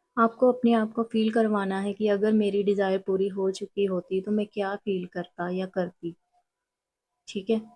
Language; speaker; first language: Hindi; non-native, local second language; Punjabi